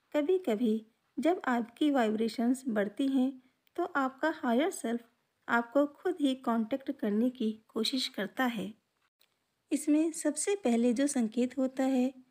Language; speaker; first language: Hindi; native; Hindi